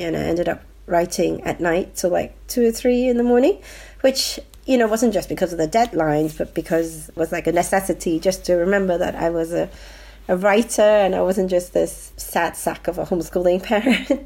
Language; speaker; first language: English; non-native, local second language; Cantonese